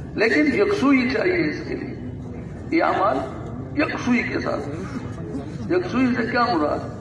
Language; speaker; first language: Urdu; non-native, local second language; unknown